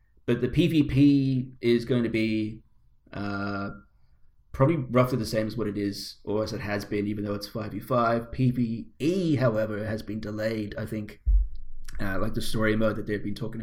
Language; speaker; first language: English; native; English